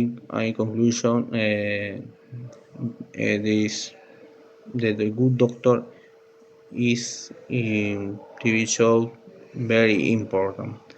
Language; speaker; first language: English; non-native, learner; Spanish